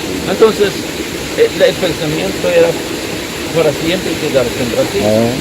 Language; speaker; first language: Spanish; non-native, fluent; Swedish